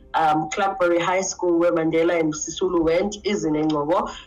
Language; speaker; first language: English; non-native, local second language; Xhosa